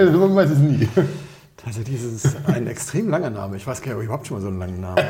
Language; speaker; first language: German; native; German